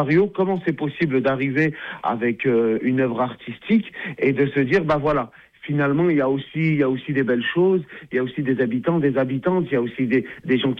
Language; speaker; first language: French; native; French